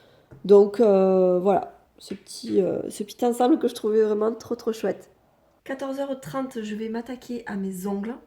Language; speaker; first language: French; native; French